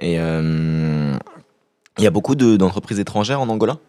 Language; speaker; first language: French; native; French